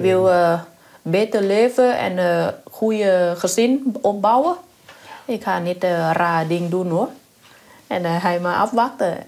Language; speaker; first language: Dutch; non-native, learner; Thai